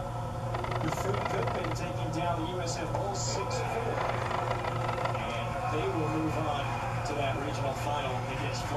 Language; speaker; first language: English; native; English